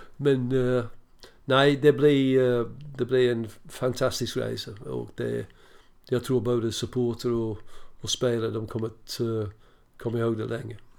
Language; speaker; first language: Swedish; non-native, fluent; English